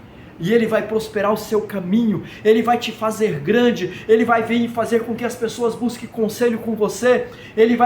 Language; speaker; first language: Portuguese; native; Portuguese